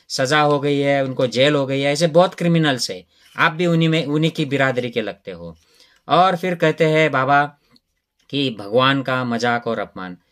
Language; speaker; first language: Hindi; non-native, local second language; Marathi